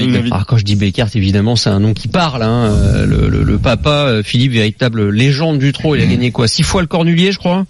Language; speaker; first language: French; native; French